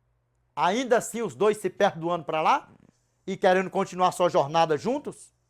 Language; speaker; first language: Portuguese; native; Portuguese